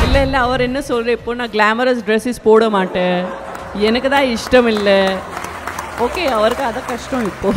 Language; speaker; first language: Tamil; non-native, learner; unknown